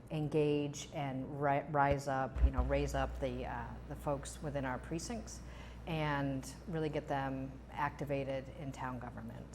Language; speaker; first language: English; native; English